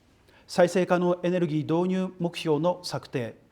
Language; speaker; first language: Japanese; native; Japanese